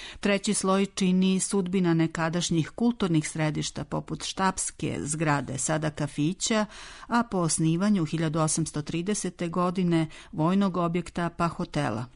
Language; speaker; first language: Serbian; native; Serbian